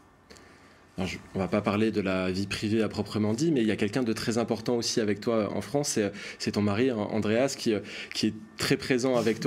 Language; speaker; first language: French; native; French